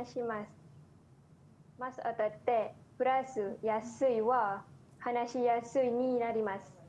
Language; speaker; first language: Japanese; non-native, learner; Malay